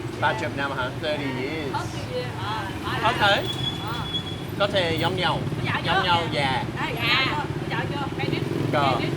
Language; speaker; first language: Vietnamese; non-native, learner; English